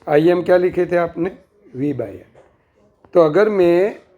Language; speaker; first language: Hindi; non-native, local second language; Gujarati